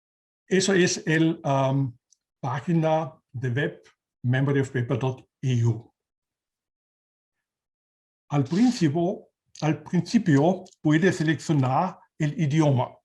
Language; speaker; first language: Spanish; non-native, learner; German